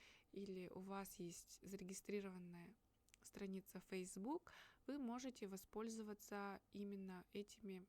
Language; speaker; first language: Russian; native; Russian